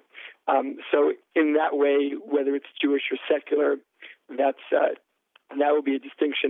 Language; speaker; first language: English; native; English